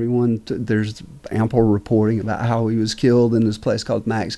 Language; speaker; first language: English; native; English